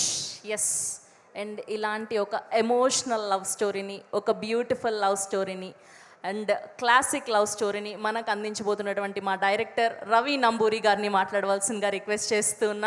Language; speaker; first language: Telugu; native; Telugu